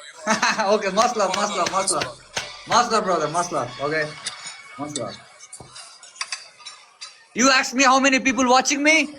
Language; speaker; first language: English; non-native, learner; Nepali